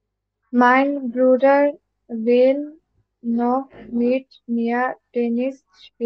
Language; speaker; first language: German; non-native, learner; Bangla